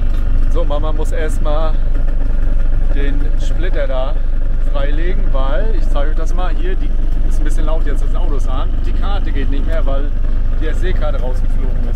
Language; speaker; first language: German; native; German